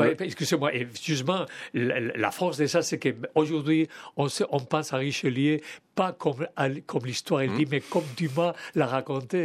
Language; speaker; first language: French; non-native, fluent; Spanish